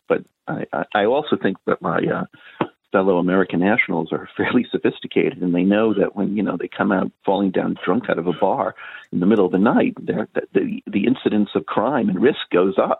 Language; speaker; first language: English; native; English